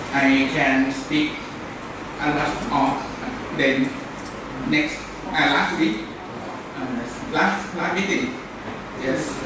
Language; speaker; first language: English; non-native, learner; Thai